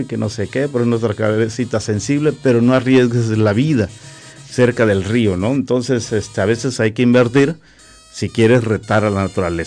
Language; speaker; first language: Spanish; native; Spanish